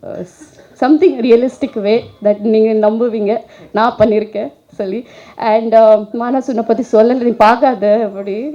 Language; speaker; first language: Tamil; non-native, learner; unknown